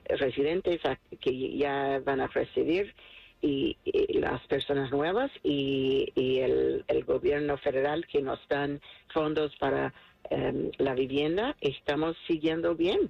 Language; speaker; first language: Spanish; non-native, fluent; English